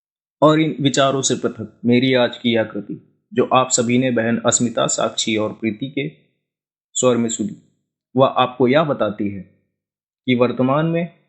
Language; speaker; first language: Hindi; native; Hindi